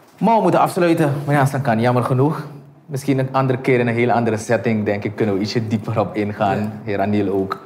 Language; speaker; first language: Dutch; native; Dutch